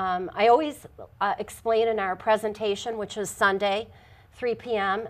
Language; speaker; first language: English; native; English